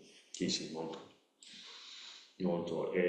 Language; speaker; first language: Italian; non-native, learner; Spanish